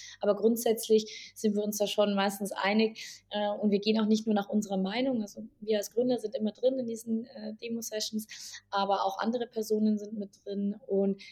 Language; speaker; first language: German; native; German